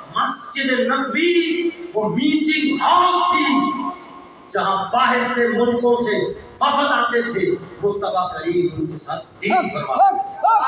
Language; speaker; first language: Urdu; non-native, local second language; Baluchi